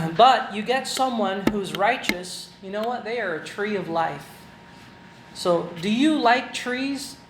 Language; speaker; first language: English; non-native, local second language; Filipino